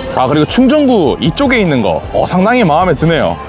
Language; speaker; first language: Korean; native; Korean